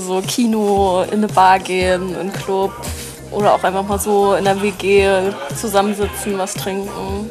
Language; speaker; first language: German; native; German